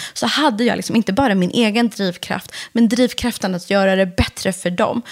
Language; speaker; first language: Swedish; early bilingual, other home language; Persian